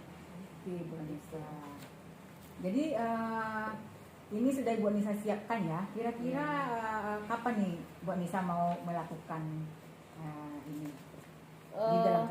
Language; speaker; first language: Indonesian; native; Indonesian